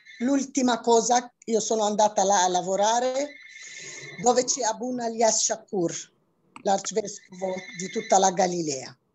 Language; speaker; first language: Italian; non-native, fluent; Arabic